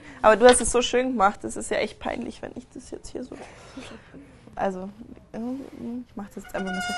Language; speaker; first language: German; native; German